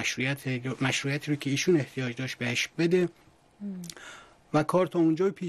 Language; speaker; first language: Persian; native; Persian